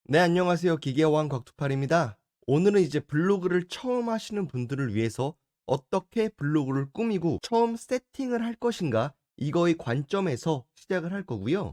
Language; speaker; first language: Korean; native; Korean